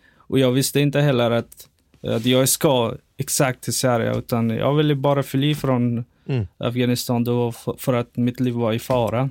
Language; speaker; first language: Swedish; non-native, fluent; Persian